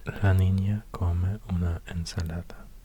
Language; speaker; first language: Spanish; non-native, learner; Swedish